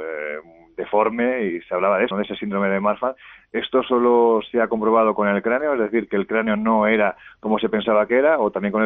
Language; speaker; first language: Spanish; native; Spanish